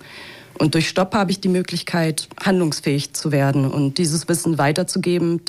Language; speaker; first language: German; native; German